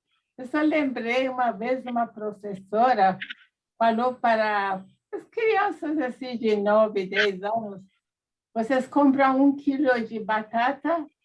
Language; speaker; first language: Portuguese; non-native, fluent; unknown